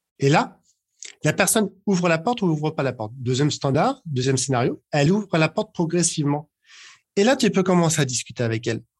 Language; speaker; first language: French; native; French